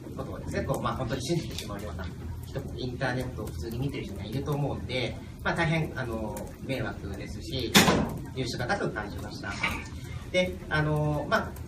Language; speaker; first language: Japanese; native; Japanese